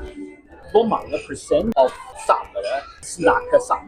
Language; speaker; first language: Norwegian; non-native, learner; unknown